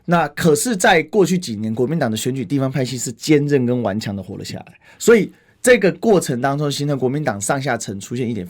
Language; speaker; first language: Chinese; native; Chinese